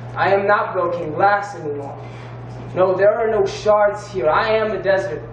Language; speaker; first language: English; native; English